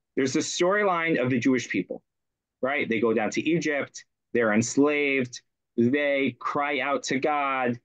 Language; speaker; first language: English; native; English